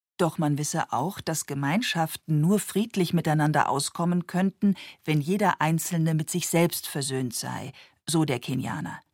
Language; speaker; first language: German; native; German